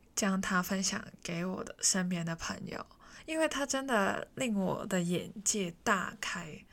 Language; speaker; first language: Chinese; non-native, local second language; Cantonese